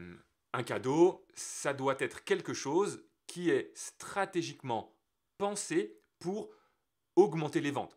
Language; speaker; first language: French; native; French